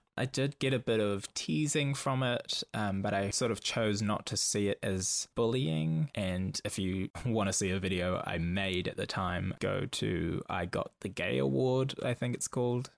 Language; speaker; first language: English; native; English